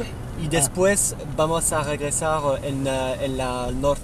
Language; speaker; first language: Spanish; non-native, learner; French